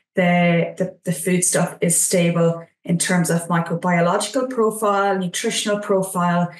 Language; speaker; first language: English; native; English